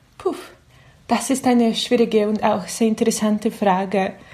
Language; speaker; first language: German; non-native, learner; Russian